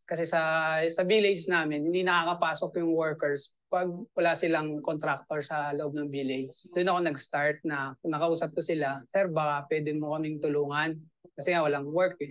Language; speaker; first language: Filipino; native; Filipino